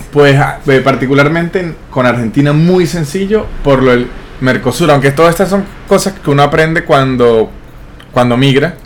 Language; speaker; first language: Spanish; native; Spanish